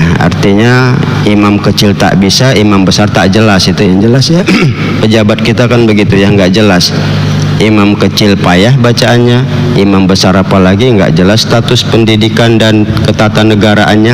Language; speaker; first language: Indonesian; native; Indonesian